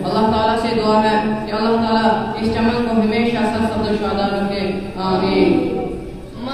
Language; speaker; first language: Hindi; native; Hindi